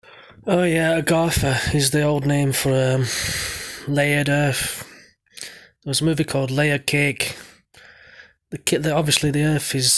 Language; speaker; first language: English; native; English